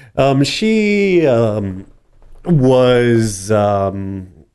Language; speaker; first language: English; native; English